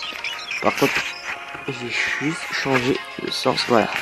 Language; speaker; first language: French; native; French